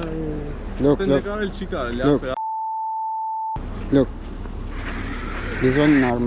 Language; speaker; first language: English; non-native, learner; Armenian